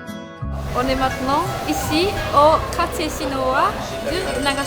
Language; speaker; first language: French; non-native, learner; Japanese